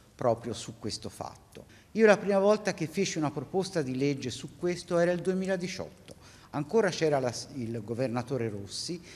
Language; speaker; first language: Italian; native; Italian